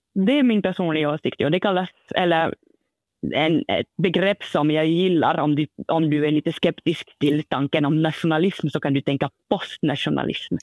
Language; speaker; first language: Swedish; non-native, fluent; French